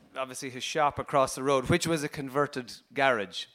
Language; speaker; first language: English; native; English